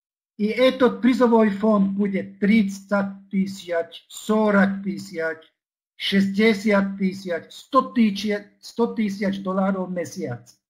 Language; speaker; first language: Russian; non-native, fluent; Czech